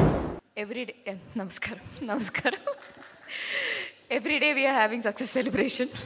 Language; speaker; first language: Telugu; non-native, local second language; Malayalam